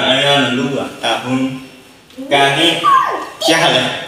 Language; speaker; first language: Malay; non-native, learner; Chinese